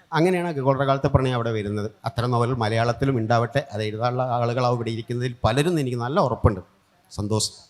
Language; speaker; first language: Malayalam; native; Malayalam